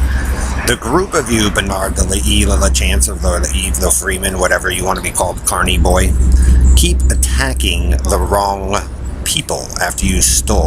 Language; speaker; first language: English; native; English